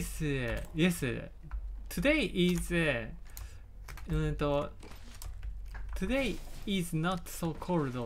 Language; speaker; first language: English; non-native, learner; Japanese